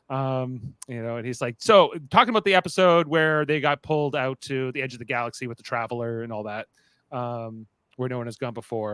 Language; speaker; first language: English; native; English